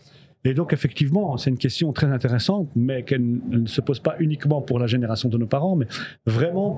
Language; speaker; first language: French; early bilingual, other home language; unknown